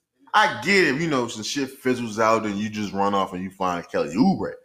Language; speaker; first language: English; native; English